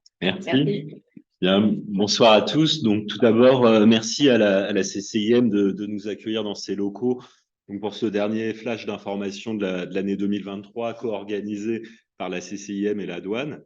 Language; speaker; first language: French; native; French